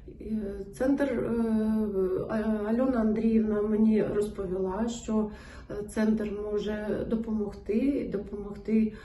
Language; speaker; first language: Ukrainian; non-native, local second language; Russian